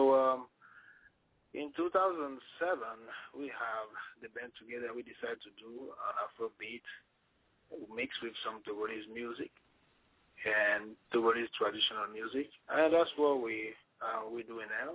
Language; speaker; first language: English; non-native, fluent; Ewe